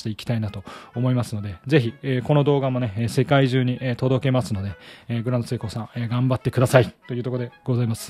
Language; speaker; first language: Japanese; native; Japanese